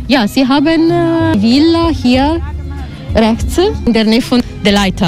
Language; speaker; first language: German; non-native, learner; Italian